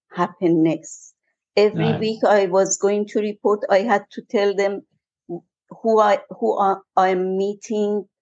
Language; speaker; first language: English; non-native, fluent; Persian